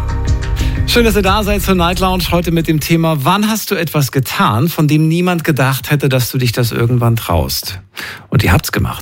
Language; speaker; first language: German; native; German